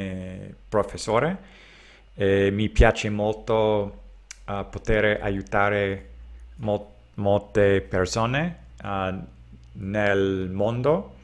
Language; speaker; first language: Italian; non-native, learner; English